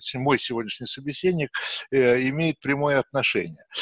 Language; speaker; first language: Russian; native; Russian